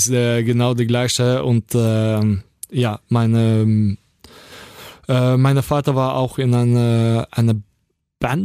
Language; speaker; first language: German; non-native, learner; Norwegian